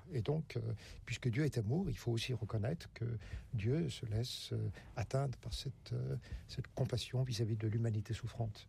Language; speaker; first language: French; native; French